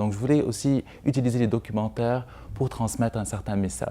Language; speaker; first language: French; non-native, local second language; Arabic